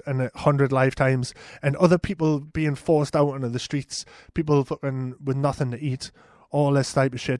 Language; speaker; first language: English; native; English